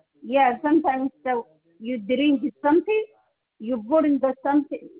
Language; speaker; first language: English; non-native, learner; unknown